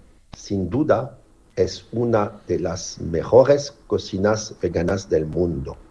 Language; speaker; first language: Spanish; non-native, fluent; French